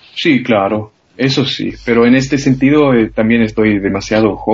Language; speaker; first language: Spanish; non-native, fluent; German